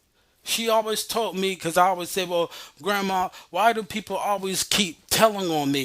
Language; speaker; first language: English; native; English